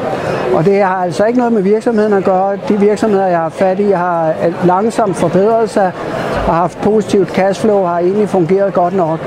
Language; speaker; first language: Danish; native; Danish